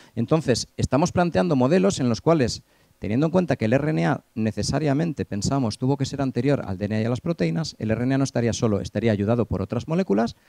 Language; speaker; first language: Spanish; native; Spanish